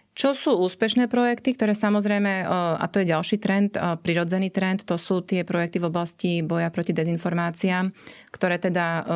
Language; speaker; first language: Slovak; native; Slovak